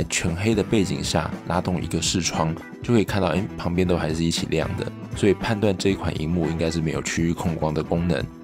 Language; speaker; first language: Chinese; native; Chinese